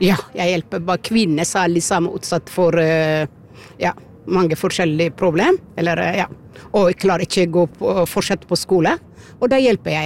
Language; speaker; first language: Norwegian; early bilingual, other home language; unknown